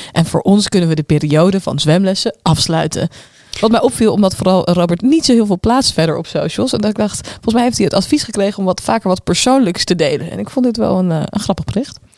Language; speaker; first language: Dutch; native; Dutch